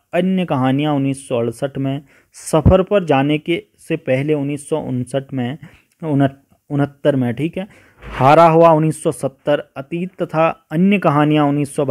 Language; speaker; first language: Hindi; native; Hindi